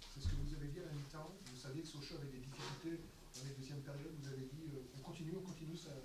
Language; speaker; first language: French; native; French